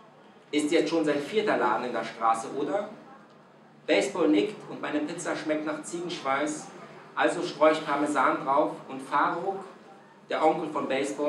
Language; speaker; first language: German; non-native, fluent; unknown